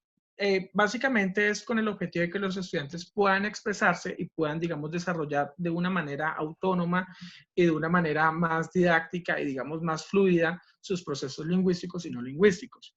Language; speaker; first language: Spanish; native; Spanish